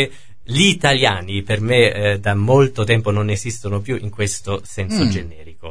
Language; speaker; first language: Italian; non-native, fluent; German